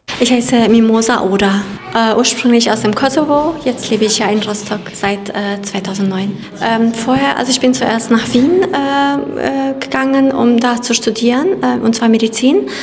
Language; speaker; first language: German; non-native, fluent; Albanian